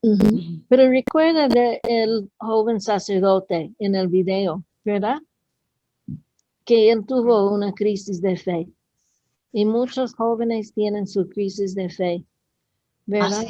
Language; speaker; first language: Spanish; non-native, fluent; English